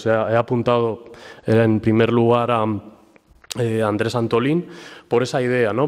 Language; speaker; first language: Spanish; native; Spanish